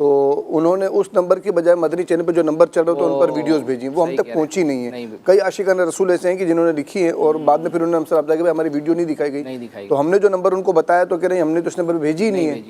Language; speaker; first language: Urdu; native; Urdu